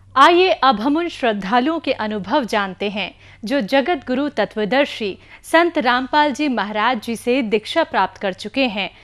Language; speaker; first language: Hindi; native; Hindi